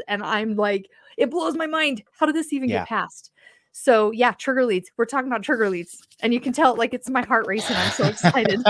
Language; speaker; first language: English; native; English